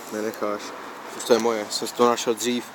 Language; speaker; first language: Czech; native; Czech